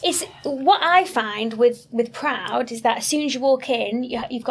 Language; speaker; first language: English; native; English